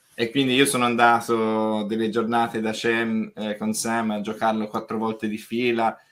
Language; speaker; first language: Italian; non-native, fluent; English